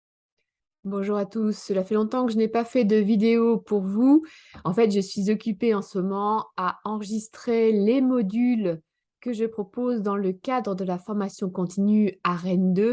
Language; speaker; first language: French; native; French